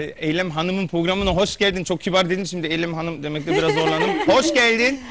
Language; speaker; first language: Turkish; early bilingual, heritage; Turkish